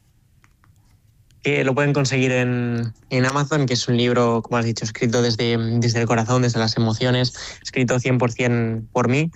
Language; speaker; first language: Spanish; native; Spanish